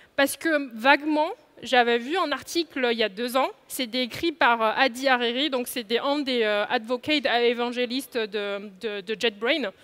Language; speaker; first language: French; non-native, fluent; Chinese